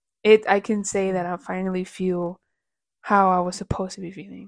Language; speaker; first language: English; early bilingual, other home language; Spanish